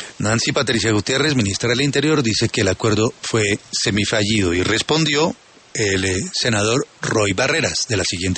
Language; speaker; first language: Spanish; native; Spanish